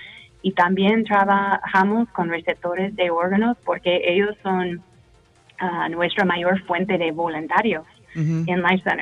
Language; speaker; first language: Spanish; non-native, fluent; English